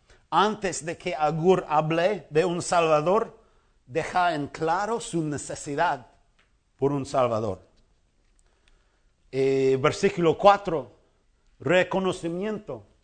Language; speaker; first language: Spanish; non-native, fluent; English